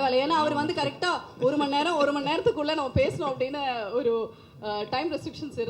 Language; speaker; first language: Tamil; native; Tamil